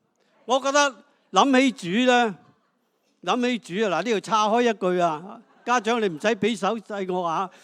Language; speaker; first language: Cantonese; native; Cantonese